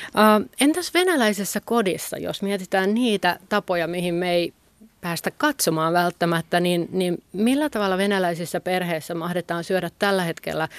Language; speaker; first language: Finnish; native; Finnish